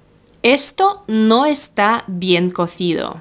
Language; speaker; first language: Spanish; non-native, fluent; Russian